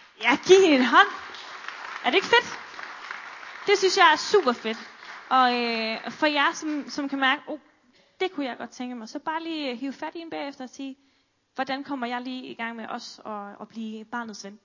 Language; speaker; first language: Danish; native; Danish